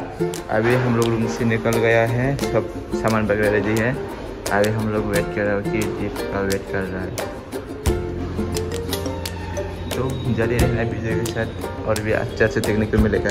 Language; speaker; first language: Hindi; non-native, local second language; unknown